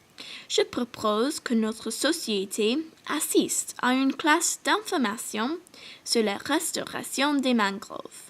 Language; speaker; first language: French; non-native, learner; English